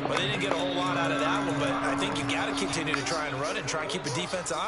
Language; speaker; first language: English; native; English